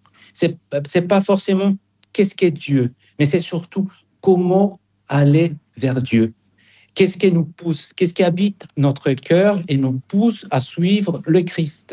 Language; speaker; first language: French; non-native, fluent; Spanish